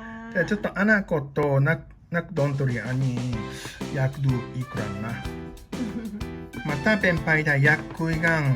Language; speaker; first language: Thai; non-native, learner; Japanese